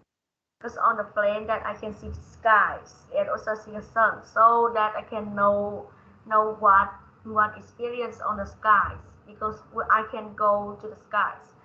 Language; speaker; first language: English; non-native, learner; Vietnamese